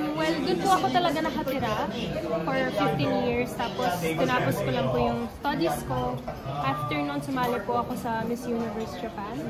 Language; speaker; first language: Filipino; early bilingual, heritage; Filipino